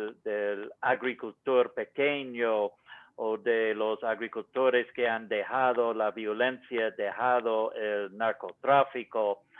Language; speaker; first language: Spanish; non-native, fluent; English